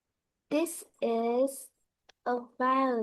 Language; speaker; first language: English; non-native, learner; Vietnamese